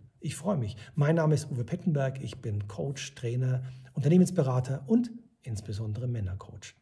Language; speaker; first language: German; native; German